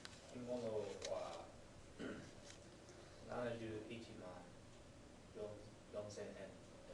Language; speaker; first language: Japanese; non-native, learner; English